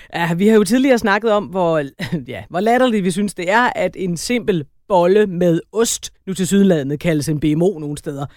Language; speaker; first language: Danish; native; Danish